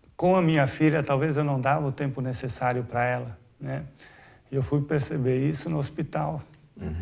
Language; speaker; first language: Portuguese; native; Portuguese